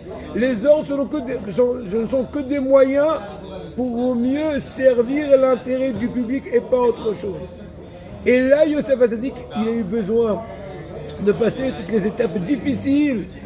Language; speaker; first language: French; native; French